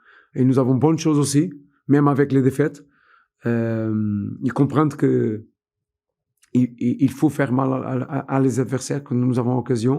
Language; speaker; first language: French; non-native, fluent; Portuguese